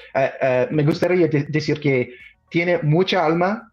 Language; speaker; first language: Spanish; non-native, learner; English